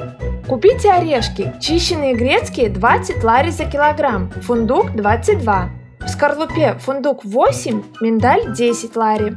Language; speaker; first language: Russian; native; Russian